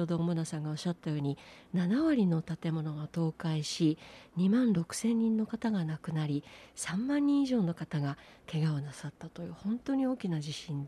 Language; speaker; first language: Japanese; native; Japanese